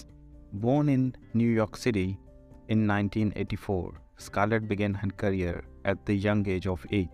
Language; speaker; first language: English; non-native, local second language; Punjabi